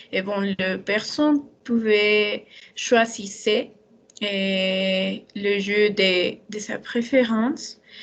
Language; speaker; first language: French; non-native, learner; Spanish